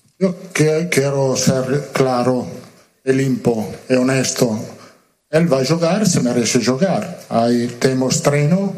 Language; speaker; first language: Portuguese; non-native, learner; Italian